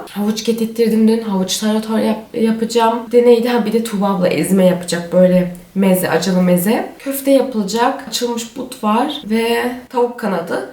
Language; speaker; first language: Turkish; early bilingual, heritage; Turkish